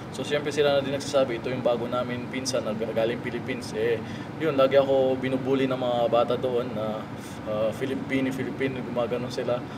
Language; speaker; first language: Filipino; native; Filipino